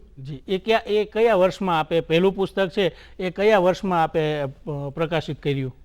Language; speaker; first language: Gujarati; native; Gujarati